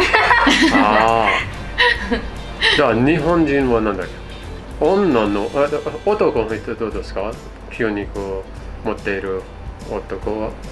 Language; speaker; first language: Japanese; non-native, fluent; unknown